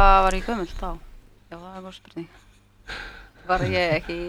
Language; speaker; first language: Icelandic; early bilingual, heritage; Polish